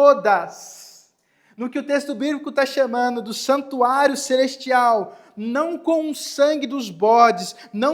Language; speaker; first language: Portuguese; native; Portuguese